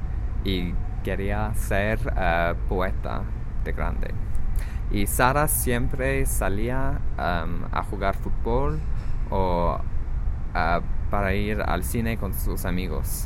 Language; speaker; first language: Spanish; non-native, fluent; English